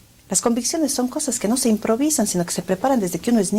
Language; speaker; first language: Spanish; native; Spanish